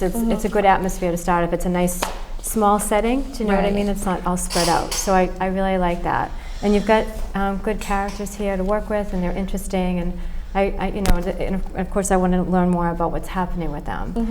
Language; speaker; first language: English; native; English